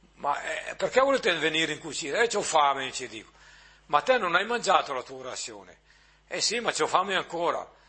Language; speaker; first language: Italian; native; Italian